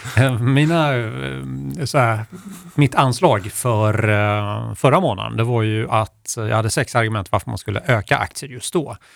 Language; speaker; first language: Swedish; native; Swedish